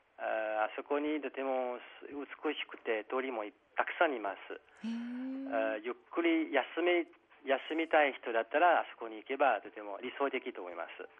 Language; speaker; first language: Japanese; non-native, fluent; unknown